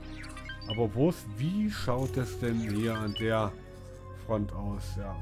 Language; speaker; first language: German; native; German